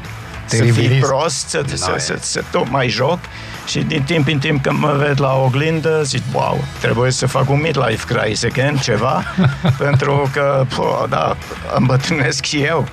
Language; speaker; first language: Romanian; non-native, fluent; German